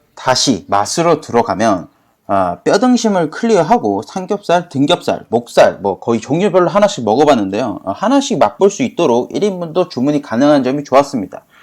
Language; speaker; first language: Korean; native; Korean